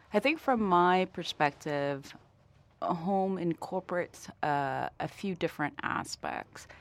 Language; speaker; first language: English; early bilingual, other home language; Vietnamese